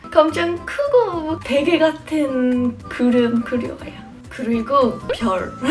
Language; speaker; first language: Korean; non-native, fluent; English